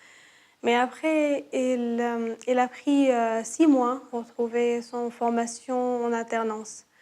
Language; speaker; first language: French; non-native, learner; Arabic